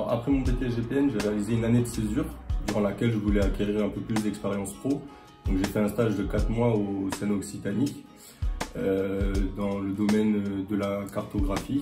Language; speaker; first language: French; native; French